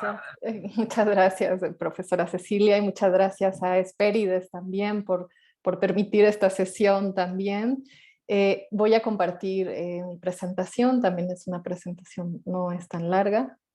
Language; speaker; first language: Spanish; native; Spanish